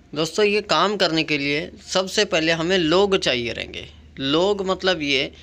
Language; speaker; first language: Hindi; non-native, local second language; Urdu